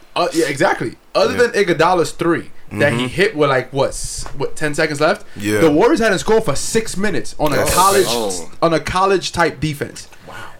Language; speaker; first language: English; native; English